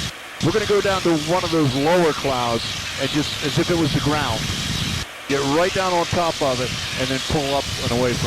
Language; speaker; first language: English; native; English